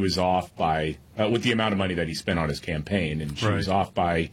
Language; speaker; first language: English; native; English